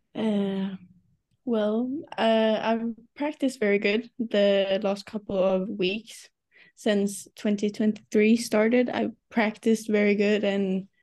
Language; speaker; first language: English; non-native, fluent; Swedish